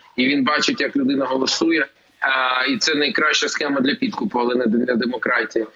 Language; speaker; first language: Ukrainian; native; Ukrainian